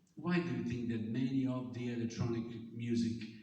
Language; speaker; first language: English; non-native, fluent; Italian